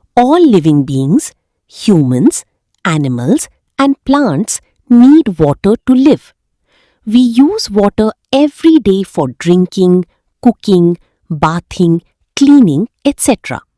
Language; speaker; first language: English; non-native, local second language; Gujarati